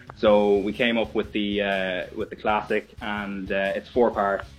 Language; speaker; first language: English; native; English